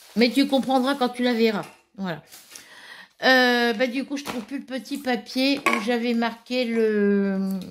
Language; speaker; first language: French; native; French